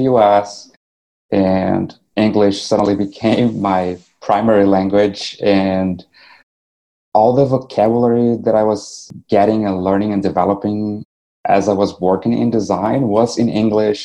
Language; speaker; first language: English; non-native, fluent; Portuguese